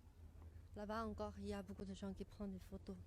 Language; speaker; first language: French; non-native, fluent; Chinese